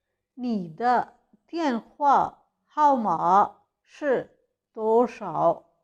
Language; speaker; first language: Chinese; non-native, fluent; Urdu